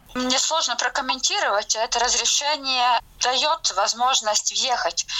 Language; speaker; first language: Russian; non-native, local second language; Latvian